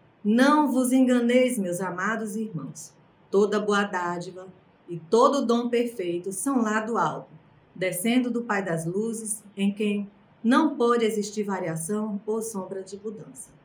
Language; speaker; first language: Portuguese; native; Portuguese